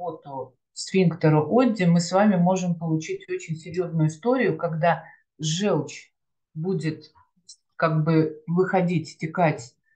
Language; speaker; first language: Russian; native; Russian